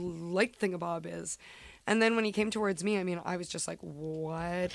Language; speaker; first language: English; native; English